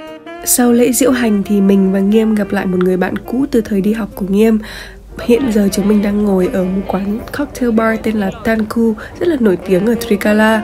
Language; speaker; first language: Vietnamese; native; Vietnamese